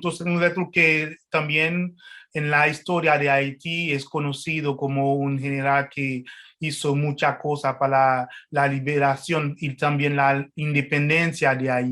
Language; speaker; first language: Spanish; non-native, fluent; French